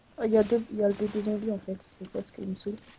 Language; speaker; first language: French; native; French